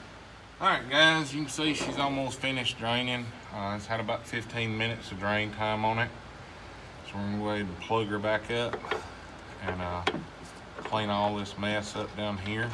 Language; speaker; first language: English; native; English